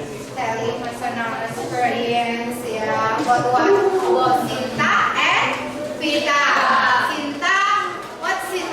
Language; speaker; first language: English; non-native, learner; Indonesian